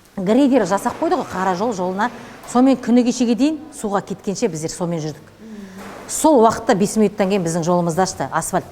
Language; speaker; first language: Kazakh; native; Kazakh